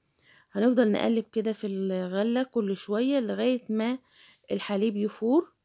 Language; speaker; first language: Arabic; native; Arabic